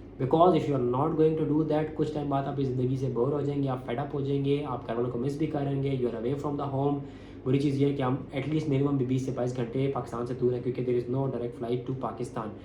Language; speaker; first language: Urdu; non-native, local second language; Punjabi